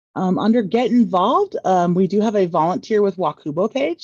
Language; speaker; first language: English; native; English